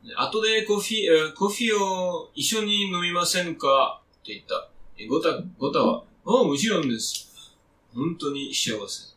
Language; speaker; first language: Japanese; non-native, fluent; French